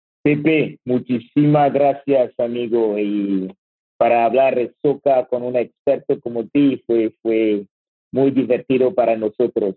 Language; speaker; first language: Spanish; non-native, learner; French